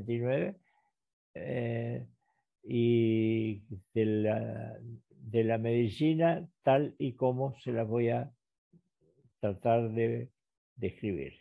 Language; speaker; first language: Spanish; native; Spanish